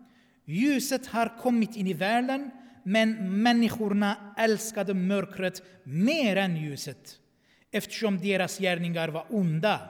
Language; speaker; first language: Swedish; non-native, fluent; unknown